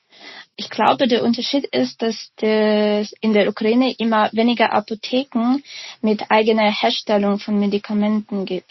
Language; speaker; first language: German; non-native, fluent; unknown